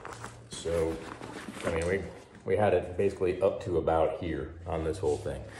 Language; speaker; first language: English; native; English